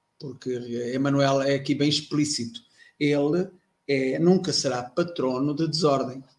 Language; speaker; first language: Portuguese; native; Portuguese